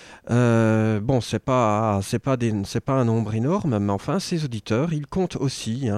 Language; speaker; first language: French; native; French